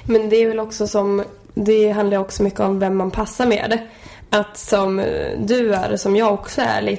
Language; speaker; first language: Swedish; native; Swedish